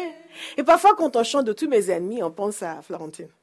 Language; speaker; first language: French; non-native, fluent; English